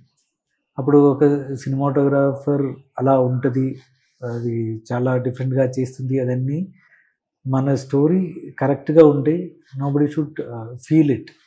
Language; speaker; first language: Telugu; non-native, learner; Malayalam